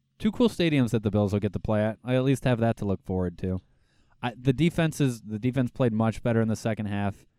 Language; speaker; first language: English; native; English